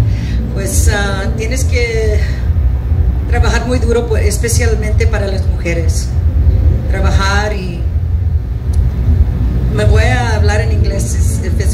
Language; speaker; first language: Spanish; early bilingual, heritage; English